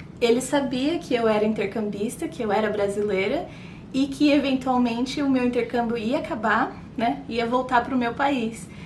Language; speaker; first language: Portuguese; native; Portuguese